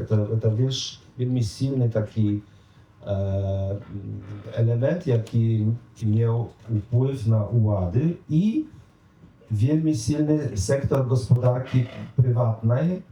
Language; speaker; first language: Polish; non-native, learner; Belarusian